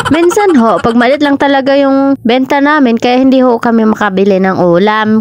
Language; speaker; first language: Filipino; non-native, local second language; Cebuano